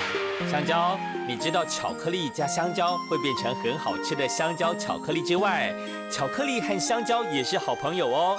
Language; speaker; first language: Chinese; native; Chinese